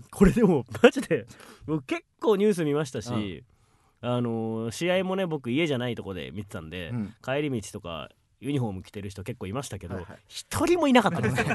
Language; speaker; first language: Japanese; native; Japanese